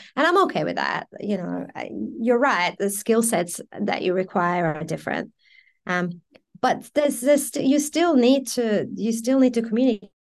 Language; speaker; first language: English; early bilingual, other home language; Persian